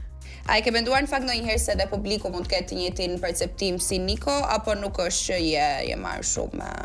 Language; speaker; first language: Albanian; native; Albanian